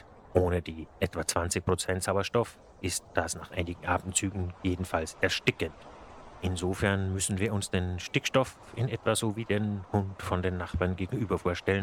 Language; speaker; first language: German; native; German